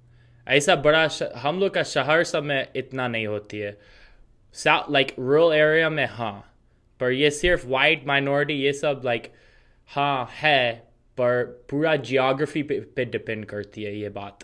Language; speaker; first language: Hindi; non-native, fluent; English